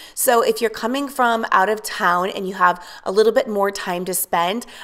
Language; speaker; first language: English; native; English